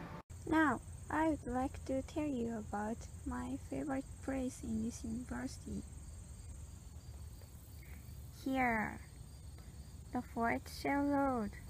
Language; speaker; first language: English; non-native, learner; Japanese